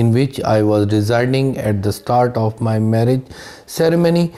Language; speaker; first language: English; non-native, local second language; Urdu